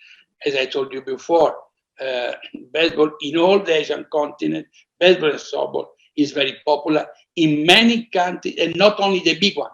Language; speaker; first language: English; non-native, fluent; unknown